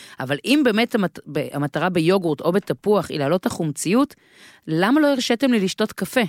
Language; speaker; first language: Hebrew; native; Hebrew